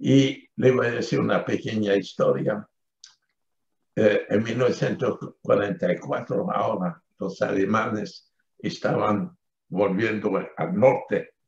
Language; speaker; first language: Spanish; non-native, fluent; French